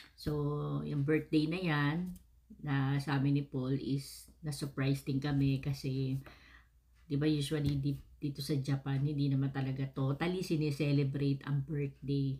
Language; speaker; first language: Filipino; native; Filipino